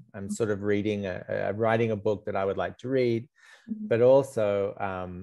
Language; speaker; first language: English; native; English